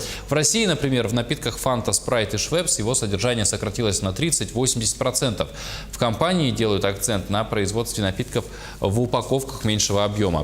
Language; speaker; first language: Russian; native; Russian